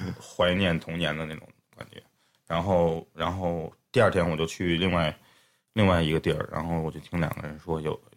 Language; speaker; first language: Chinese; native; Chinese